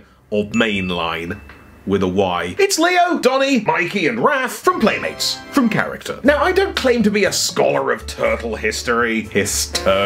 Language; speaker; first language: English; native; English